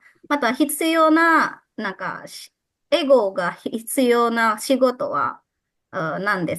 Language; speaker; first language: Japanese; non-native, fluent; Indonesian